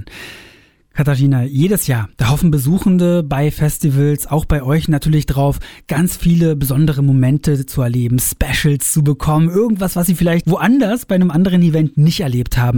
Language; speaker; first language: German; native; German